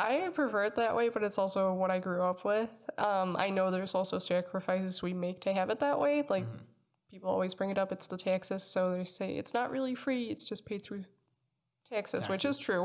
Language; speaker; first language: English; non-native, fluent; Danish